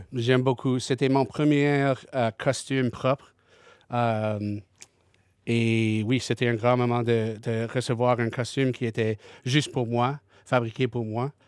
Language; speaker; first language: French; non-native, learner; English